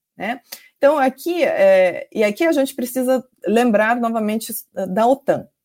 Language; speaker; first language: Portuguese; non-native, fluent; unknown